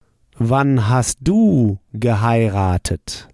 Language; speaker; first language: German; non-native, fluent; English